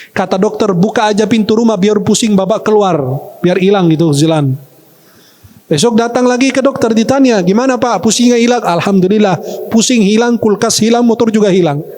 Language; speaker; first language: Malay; non-native, fluent; Arabic